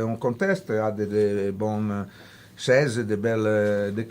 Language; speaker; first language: French; non-native, fluent; Italian